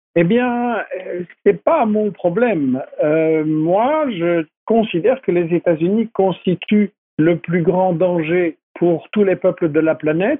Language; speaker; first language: French; native; French